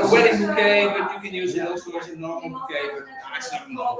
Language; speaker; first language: English; non-native, fluent; Dutch